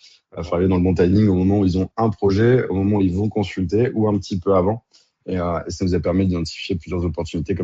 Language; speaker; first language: French; native; French